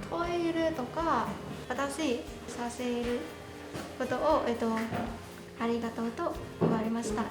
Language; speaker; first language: Japanese; non-native, learner; Vietnamese